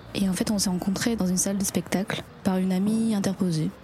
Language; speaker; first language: French; early bilingual, other home language; Chinese